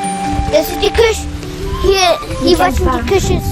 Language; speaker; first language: German; early bilingual, heritage; German